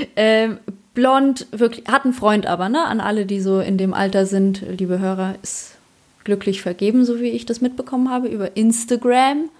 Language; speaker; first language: German; early bilingual, other home language; Polish